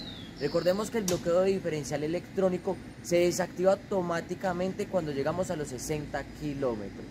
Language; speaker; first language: Spanish; native; Spanish